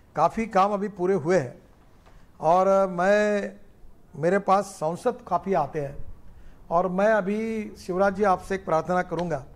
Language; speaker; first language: Hindi; non-native, local second language; Marathi